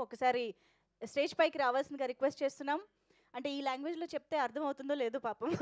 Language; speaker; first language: Telugu; native; Telugu